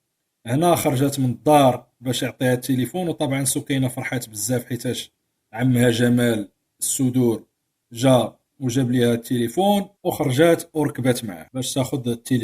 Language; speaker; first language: Arabic; native; Arabic